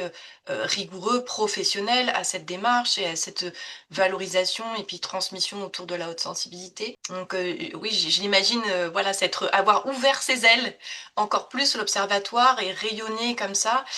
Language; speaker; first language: French; native; French